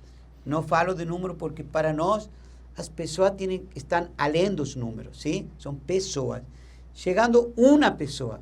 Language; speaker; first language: Portuguese; non-native, learner; Spanish